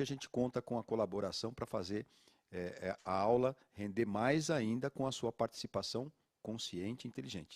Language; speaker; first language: Portuguese; native; Portuguese